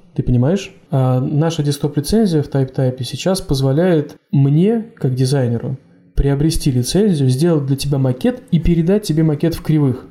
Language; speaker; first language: Russian; native; Russian